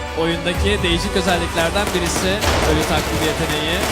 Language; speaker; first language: Turkish; native; Turkish